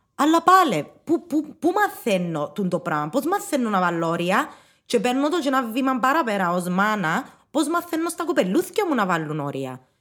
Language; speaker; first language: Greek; native; Greek